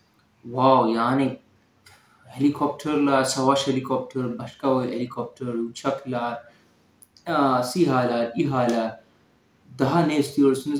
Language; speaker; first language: Turkish; non-native, fluent; Urdu